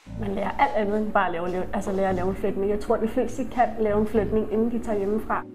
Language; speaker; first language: Danish; native; Danish